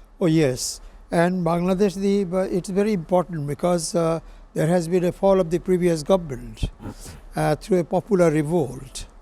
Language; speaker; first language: English; non-native, local second language; Bangla